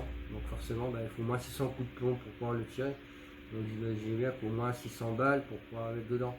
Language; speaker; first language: French; native; French